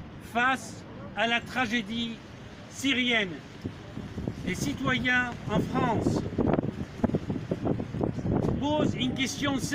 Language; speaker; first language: French; non-native, fluent; Arabic